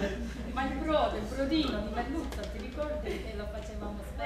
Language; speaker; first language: Italian; native; Italian